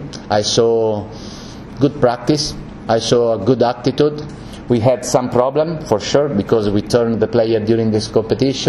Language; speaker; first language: English; non-native, learner; Italian